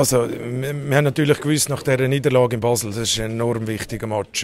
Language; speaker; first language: German; native; German